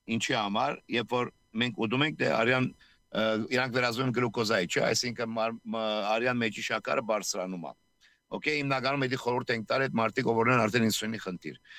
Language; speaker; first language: Armenian; native; Armenian